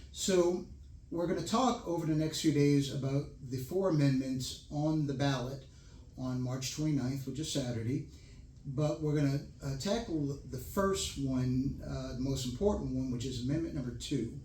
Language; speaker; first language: English; native; English